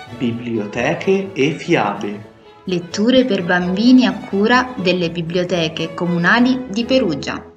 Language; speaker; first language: Italian; native; Italian